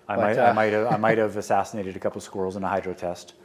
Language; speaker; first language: English; native; English